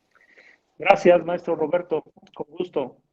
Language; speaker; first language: Spanish; native; Spanish